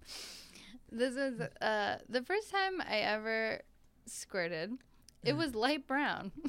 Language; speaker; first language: English; native; English